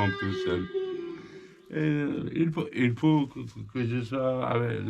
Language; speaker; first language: French; non-native, local second language; Arabic